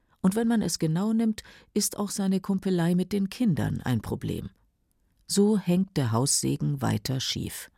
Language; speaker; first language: German; native; German